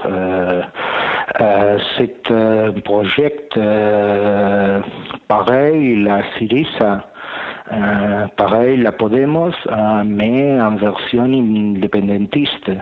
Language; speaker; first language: French; non-native, learner; Catalan